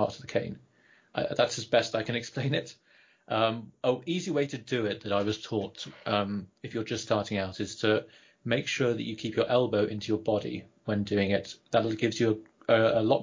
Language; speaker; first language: English; native; English